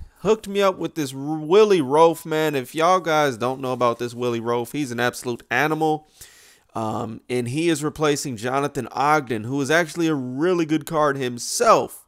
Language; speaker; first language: English; native; English